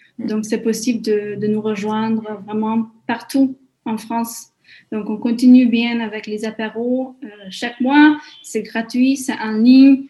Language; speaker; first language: French; non-native, fluent; Hungarian